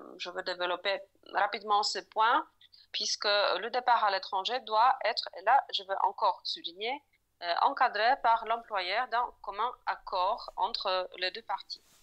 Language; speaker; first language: French; non-native, fluent; Polish